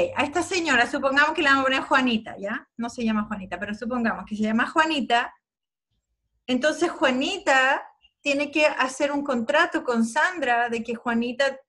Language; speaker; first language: Spanish; native; Spanish